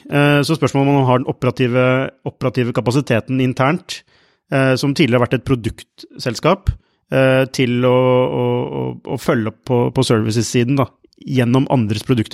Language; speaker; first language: Norwegian; native; Norwegian